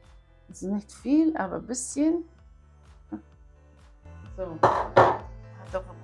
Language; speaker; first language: German; non-native, learner; Aramaic